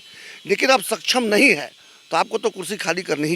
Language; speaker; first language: Hindi; native; Hindi